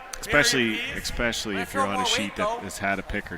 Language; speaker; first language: English; native; English